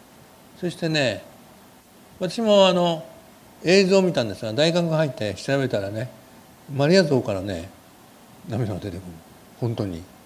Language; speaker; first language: Japanese; native; Japanese